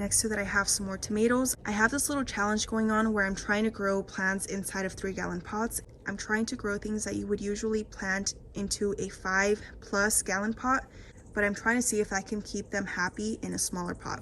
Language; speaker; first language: English; native; English